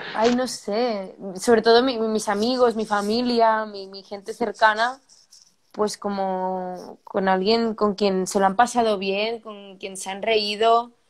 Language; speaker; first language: Spanish; native; Spanish